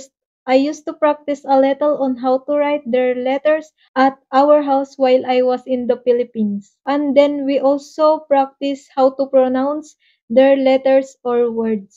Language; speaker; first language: English; non-native, local second language; Waray